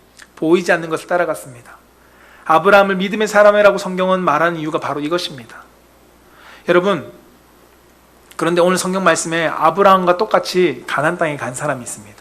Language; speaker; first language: Korean; native; Korean